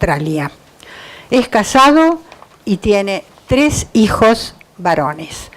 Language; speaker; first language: Spanish; native; Spanish